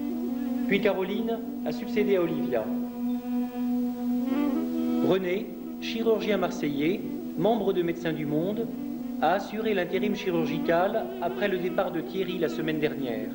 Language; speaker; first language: French; native; French